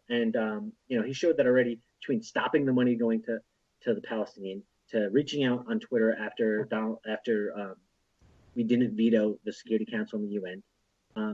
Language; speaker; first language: English; native; English